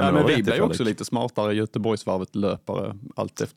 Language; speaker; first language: Swedish; native; Swedish